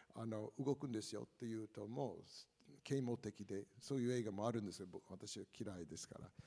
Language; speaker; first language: Japanese; non-native, fluent; English